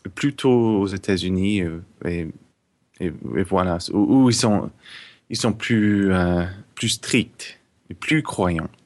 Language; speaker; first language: French; non-native, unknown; English